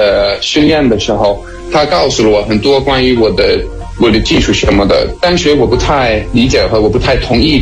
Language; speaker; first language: Chinese; non-native, fluent; Danish